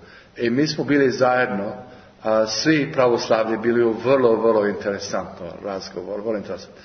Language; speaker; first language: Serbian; non-native, learner; English